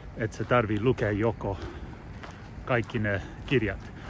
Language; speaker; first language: Finnish; non-native, learner; English